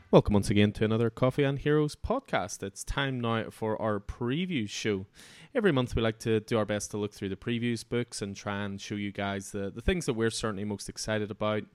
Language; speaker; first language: English; native; English